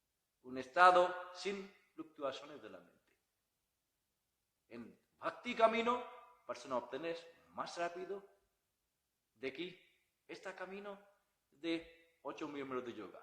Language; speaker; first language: Spanish; non-native, learner; Bangla